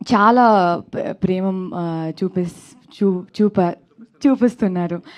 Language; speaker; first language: Telugu; non-native, learner; Kannada